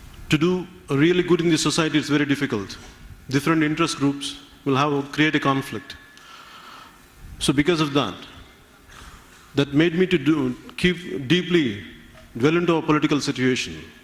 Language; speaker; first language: English; non-native, local second language; Telugu